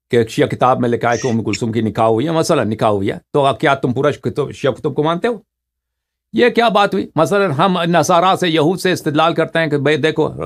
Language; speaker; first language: Hindi; non-native, fluent; Persian